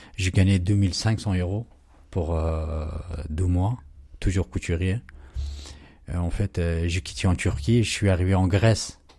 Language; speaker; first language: French; non-native, learner; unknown